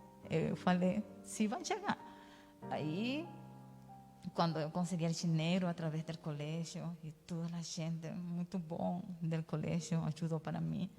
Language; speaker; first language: Portuguese; non-native, learner; Spanish